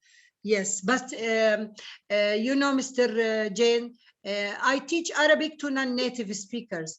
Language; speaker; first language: English; non-native, learner; Arabic